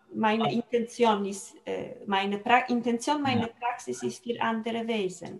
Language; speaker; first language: German; non-native, fluent; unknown